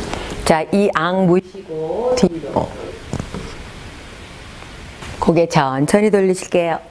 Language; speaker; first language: Korean; native; Korean